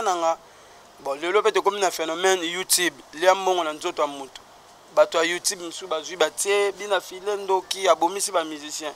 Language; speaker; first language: French; non-native, local second language; Lingala